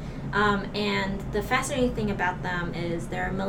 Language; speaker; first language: English; non-native, local second language; Cantonese